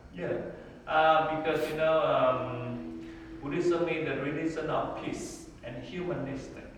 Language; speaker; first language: English; non-native, learner; Vietnamese